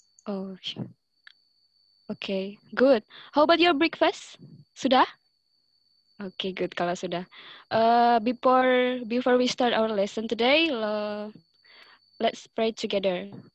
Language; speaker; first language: English; non-native, learner; Indonesian